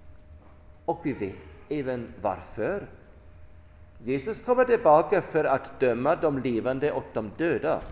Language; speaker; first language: Swedish; non-native, fluent; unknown